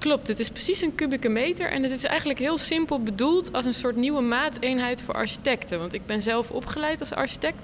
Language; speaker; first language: Dutch; native; Dutch